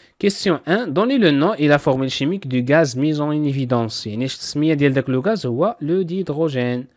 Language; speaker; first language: French; non-native, local second language; Arabic